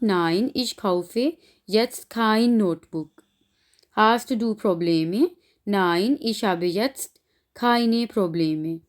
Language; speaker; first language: German; non-native, fluent; Urdu